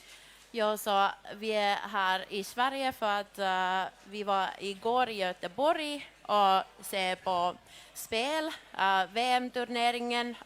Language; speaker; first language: Swedish; non-native, local second language; Finnish